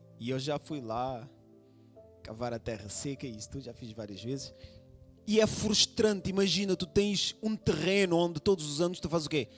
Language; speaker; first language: Portuguese; non-native, local second language; Kabuverdianu